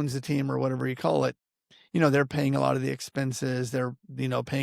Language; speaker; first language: English; native; English